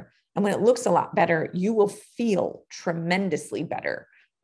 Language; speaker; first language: English; native; English